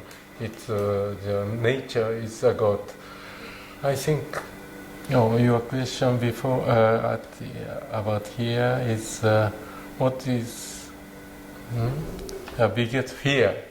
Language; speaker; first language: English; non-native, learner; Japanese